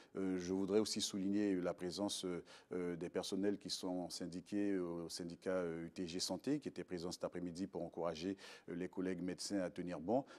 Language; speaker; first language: French; native; French